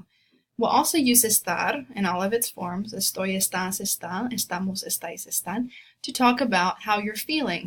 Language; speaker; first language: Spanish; non-native, fluent; English